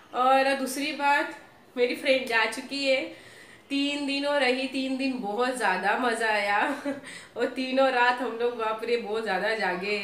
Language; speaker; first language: Hindi; native; Hindi